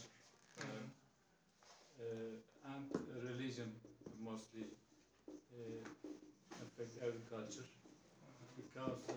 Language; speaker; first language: English; non-native, learner; Turkish